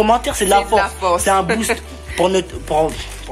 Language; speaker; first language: French; native; French